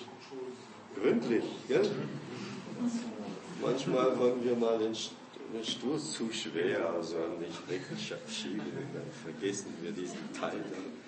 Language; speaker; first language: German; non-native, fluent; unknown